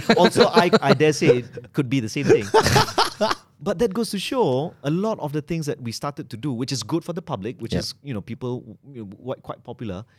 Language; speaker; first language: English; non-native, local second language; Malay